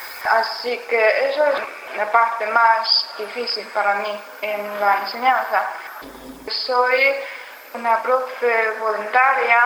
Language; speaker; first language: Spanish; non-native, learner; Chinese